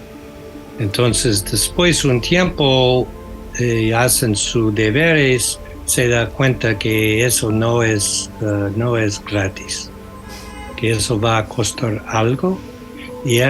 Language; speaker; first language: Spanish; non-native, fluent; English